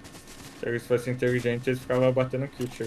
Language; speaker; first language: Portuguese; native; Portuguese